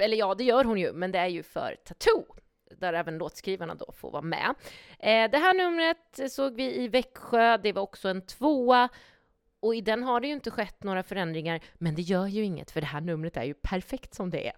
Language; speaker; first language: Swedish; native; Swedish